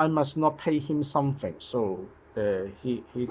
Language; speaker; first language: English; non-native, local second language; Cantonese